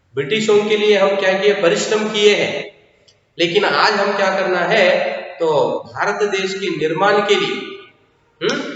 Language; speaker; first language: Hindi; non-native, local second language; Kannada